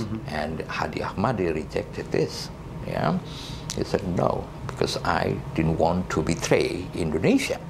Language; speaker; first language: English; non-native, fluent; Indonesian